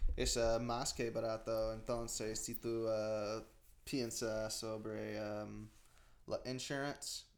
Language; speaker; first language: Spanish; non-native, learner; English